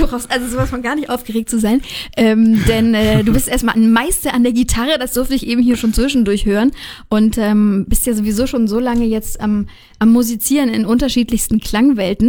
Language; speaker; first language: German; native; German